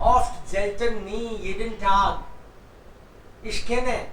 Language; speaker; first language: German; non-native, fluent; Hindi